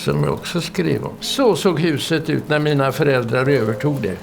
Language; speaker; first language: Swedish; native; Swedish